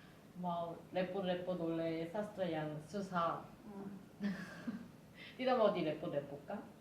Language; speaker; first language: Indonesian; non-native, fluent; Korean